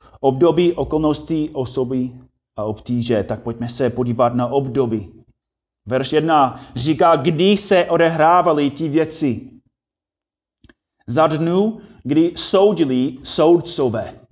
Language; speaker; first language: Czech; non-native, fluent; English